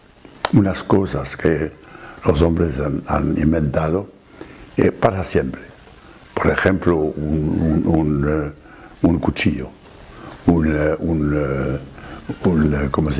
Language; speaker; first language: Spanish; non-native, fluent; French